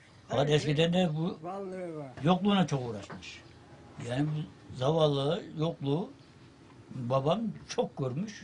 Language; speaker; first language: Turkish; native; Turkish